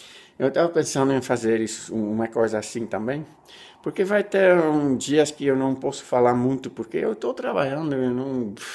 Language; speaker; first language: Portuguese; non-native, learner; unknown